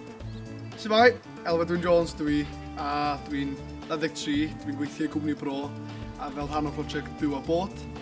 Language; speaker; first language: Welsh; native; Welsh